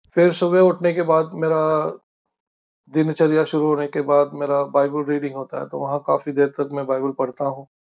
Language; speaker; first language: Hindi; non-native, local second language; Marathi